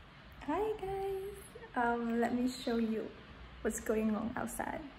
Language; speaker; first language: English; non-native, fluent; Chinese